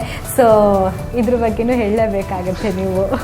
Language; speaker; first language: Kannada; native; Kannada